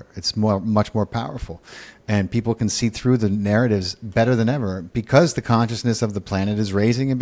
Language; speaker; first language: English; native; English